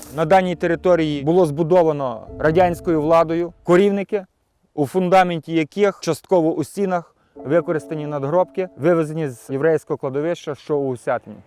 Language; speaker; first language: Ukrainian; native; Ukrainian